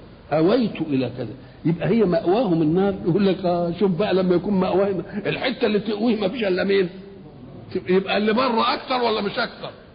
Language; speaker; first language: Arabic; native; Arabic